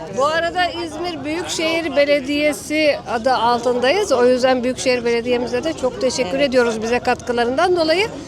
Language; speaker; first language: Turkish; native; Turkish